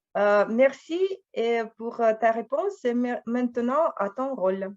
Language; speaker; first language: French; non-native, fluent; Russian